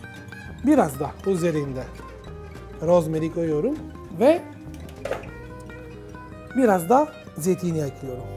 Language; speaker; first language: Turkish; non-native, fluent; Italian